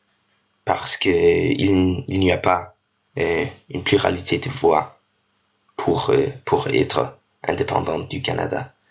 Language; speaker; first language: French; non-native, learner; Danish